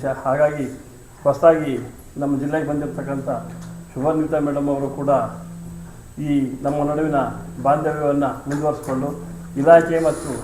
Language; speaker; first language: Kannada; native; Kannada